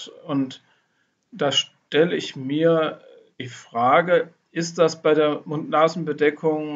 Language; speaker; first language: German; native; German